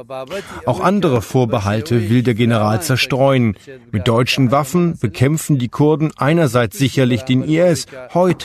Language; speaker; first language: German; native; German